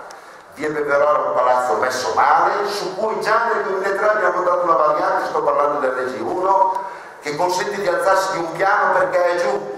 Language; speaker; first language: Italian; native; Italian